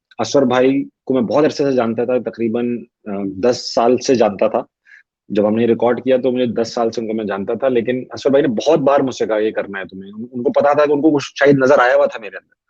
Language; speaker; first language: Urdu; native; Urdu